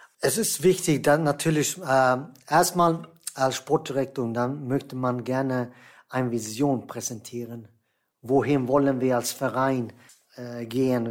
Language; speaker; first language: German; non-native, fluent; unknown